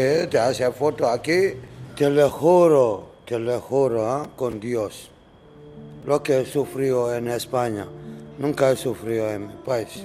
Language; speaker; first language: Spanish; non-native, learner; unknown